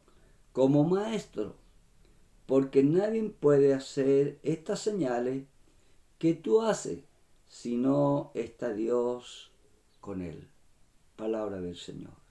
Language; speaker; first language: Spanish; native; Spanish